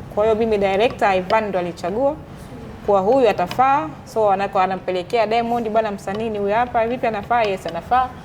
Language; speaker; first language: Swahili; native; Swahili